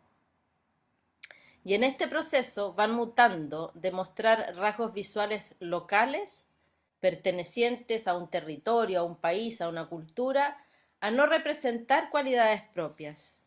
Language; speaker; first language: Spanish; native; Spanish